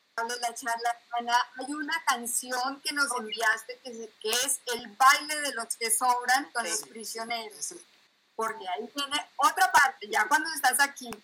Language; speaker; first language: Spanish; native; Spanish